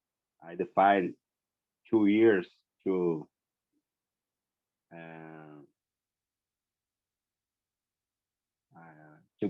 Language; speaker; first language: English; non-native, learner; Portuguese